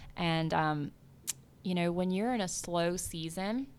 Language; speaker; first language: English; native; English